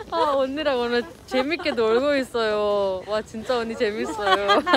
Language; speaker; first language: Korean; non-native, learner; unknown